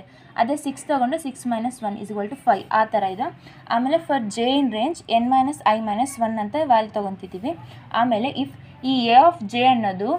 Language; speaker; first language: Kannada; native; Kannada